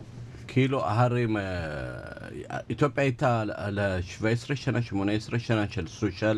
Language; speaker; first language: Hebrew; non-native, learner; Amharic